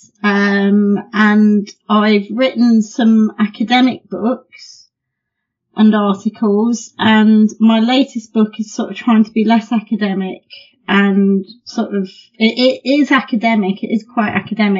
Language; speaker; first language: English; native; English